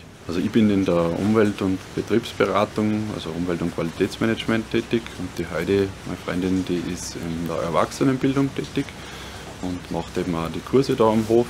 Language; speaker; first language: German; native; German